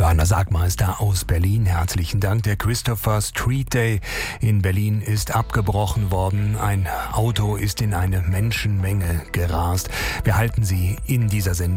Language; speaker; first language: German; native; German